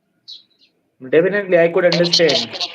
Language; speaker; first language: English; non-native, fluent; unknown